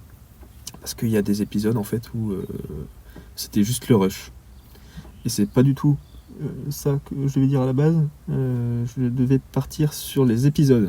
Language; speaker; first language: French; native; French